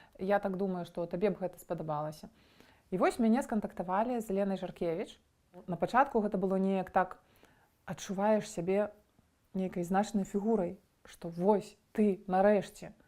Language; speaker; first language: Belarusian; native; Belarusian